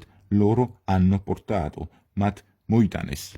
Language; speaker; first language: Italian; non-native, fluent; Georgian